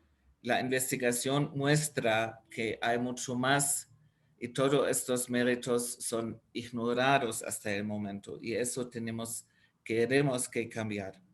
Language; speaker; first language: Spanish; non-native, fluent; German